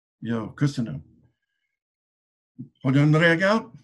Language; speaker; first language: Hungarian; non-native, learner; English